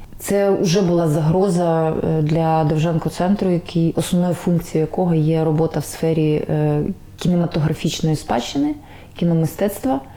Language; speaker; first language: Ukrainian; native; Ukrainian